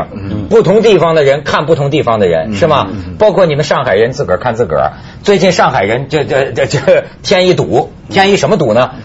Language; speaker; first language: Chinese; native; Chinese